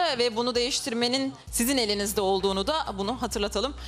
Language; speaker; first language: Turkish; native; Turkish